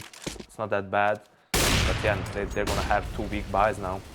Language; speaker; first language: English; non-native, fluent; Danish